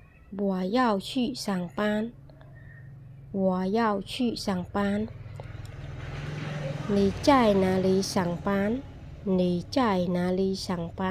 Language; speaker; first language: Chinese; non-native, fluent; Khmer